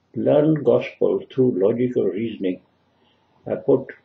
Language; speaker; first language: English; non-native, local second language; Punjabi